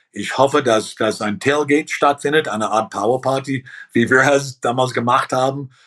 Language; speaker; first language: German; early bilingual, heritage; German